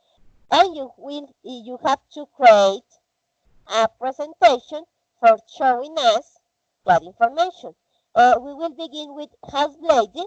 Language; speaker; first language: English; non-native, learner; Spanish